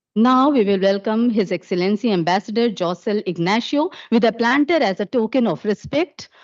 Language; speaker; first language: English; non-native, local second language; Hindi